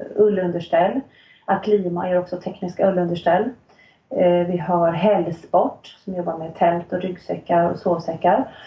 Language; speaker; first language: Swedish; native; Swedish